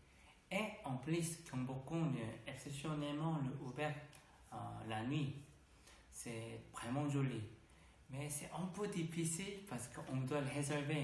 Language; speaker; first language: French; non-native, learner; Korean